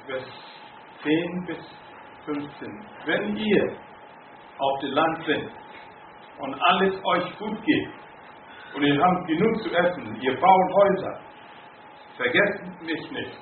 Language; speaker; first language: German; non-native, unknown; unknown